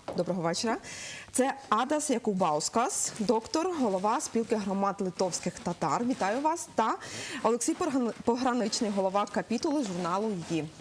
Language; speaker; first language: Ukrainian; native; Ukrainian